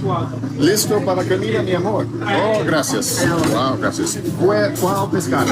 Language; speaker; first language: Spanish; non-native, learner; English